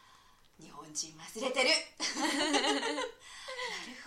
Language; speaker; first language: Japanese; native; Japanese